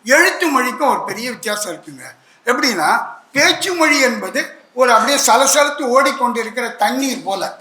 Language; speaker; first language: Tamil; native; Tamil